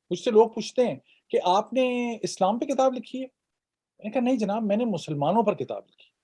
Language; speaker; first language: Urdu; native; Urdu